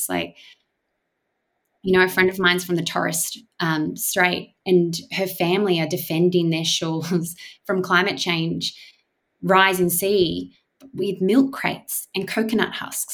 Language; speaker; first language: English; native; English